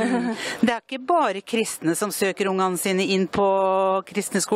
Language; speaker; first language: Norwegian; native; Norwegian